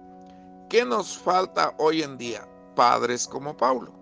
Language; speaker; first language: Spanish; native; Spanish